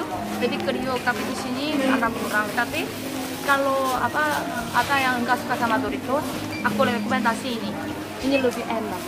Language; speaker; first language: Indonesian; non-native, fluent; Korean